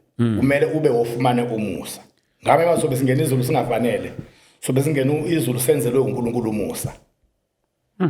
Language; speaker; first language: Zulu; native; Zulu